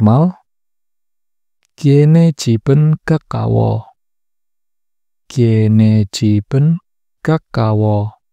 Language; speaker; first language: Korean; non-native, fluent; Indonesian